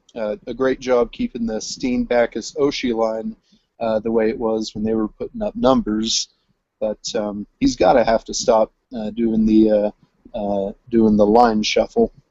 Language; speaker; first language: English; native; English